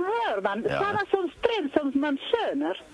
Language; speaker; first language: Swedish; non-native, fluent; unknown